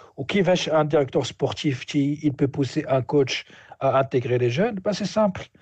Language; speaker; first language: French; non-native, local second language; Arabic